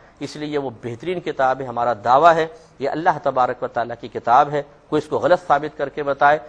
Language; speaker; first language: Urdu; native; Urdu